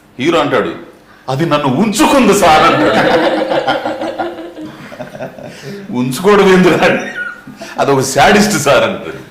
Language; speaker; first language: Telugu; native; Telugu